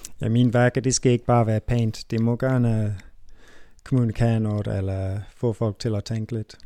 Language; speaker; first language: Danish; non-native, fluent; English